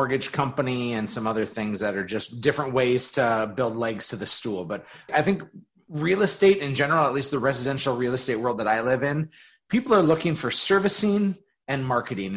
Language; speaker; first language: English; native; English